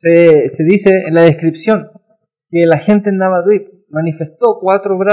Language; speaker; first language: Spanish; native; Spanish